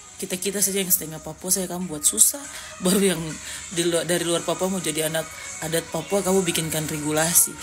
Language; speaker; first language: Indonesian; native; Indonesian